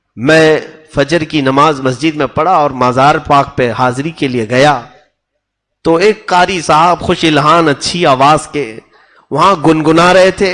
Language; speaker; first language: Urdu; native; Urdu